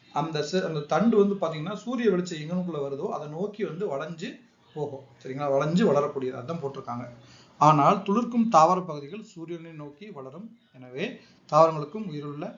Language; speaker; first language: Tamil; native; Tamil